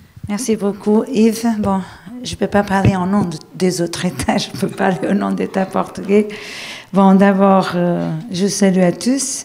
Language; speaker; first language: French; non-native, fluent; Portuguese